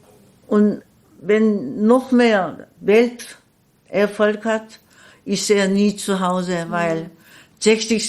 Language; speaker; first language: German; non-native, learner; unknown